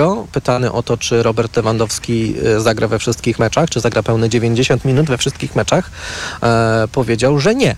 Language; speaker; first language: Polish; native; Polish